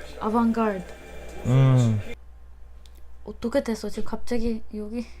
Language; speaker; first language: Korean; non-native, learner; Turkish